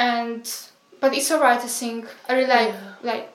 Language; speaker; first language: English; non-native, fluent; Ukrainian